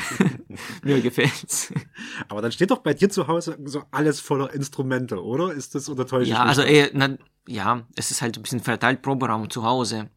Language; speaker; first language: German; non-native, fluent; Russian